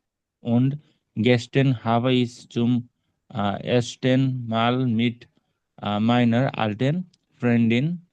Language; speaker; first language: German; non-native, learner; Nepali